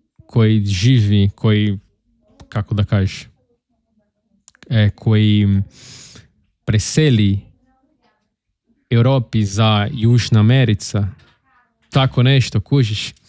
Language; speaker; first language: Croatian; non-native, learner; Portuguese